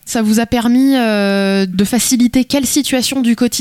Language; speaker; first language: French; native; French